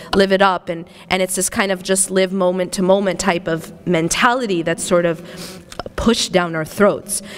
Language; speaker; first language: English; native; English